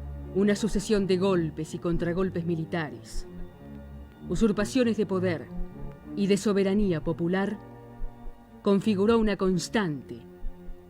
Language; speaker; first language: Spanish; native; Spanish